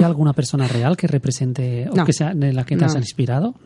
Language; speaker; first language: Spanish; native; Spanish